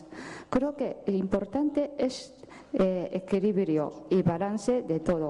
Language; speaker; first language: Spanish; non-native, fluent; Japanese